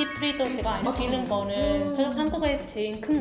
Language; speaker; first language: Korean; non-native, learner; Vietnamese